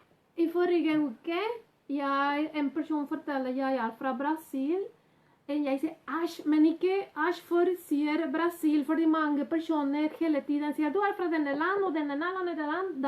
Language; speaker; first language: Norwegian; non-native, learner; Spanish